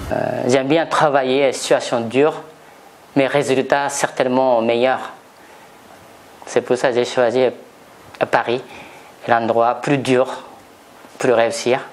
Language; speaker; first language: French; non-native, fluent; Japanese